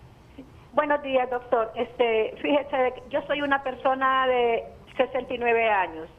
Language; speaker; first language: Spanish; native; Spanish